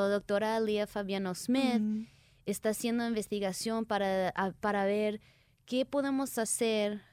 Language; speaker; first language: Spanish; early bilingual, heritage; Spanish